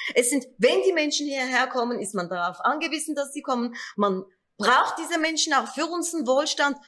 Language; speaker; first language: German; early bilingual, other home language; Kurdish